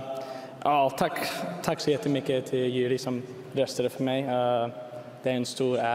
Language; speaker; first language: Swedish; early bilingual, heritage; English